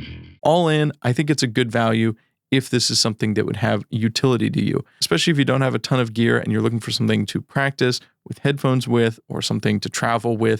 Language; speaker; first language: English; native; English